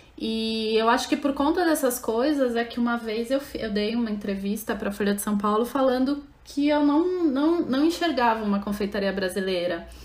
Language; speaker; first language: Portuguese; native; Portuguese